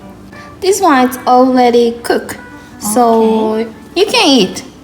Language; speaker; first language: English; non-native, fluent; Japanese